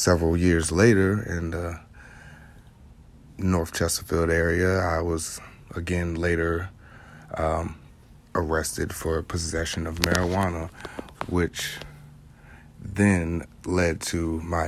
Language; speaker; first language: English; native; English